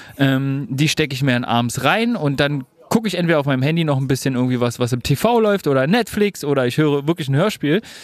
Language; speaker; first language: German; native; German